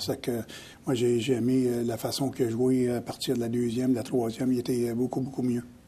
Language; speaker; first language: French; native; French